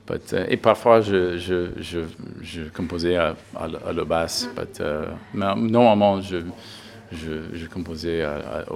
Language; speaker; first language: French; non-native, learner; English